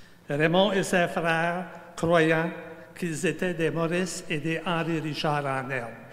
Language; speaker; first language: French; native; French